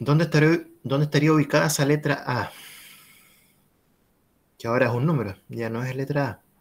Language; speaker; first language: Spanish; native; Spanish